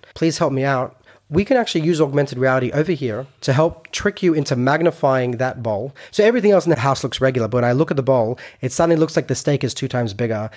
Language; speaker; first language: English; non-native, fluent; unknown